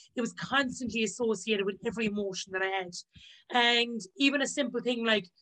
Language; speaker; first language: English; native; English